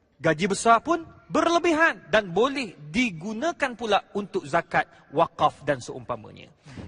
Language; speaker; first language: Malay; native; Malay